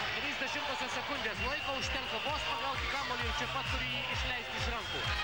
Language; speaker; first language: Lithuanian; native; Lithuanian